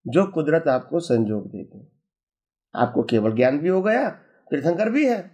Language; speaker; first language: Hindi; non-native, local second language; Gujarati